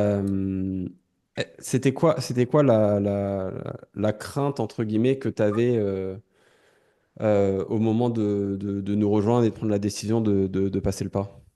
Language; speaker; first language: French; native; French